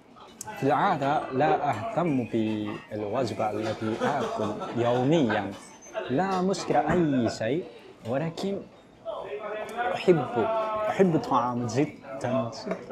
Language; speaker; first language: Arabic; non-native, fluent; Japanese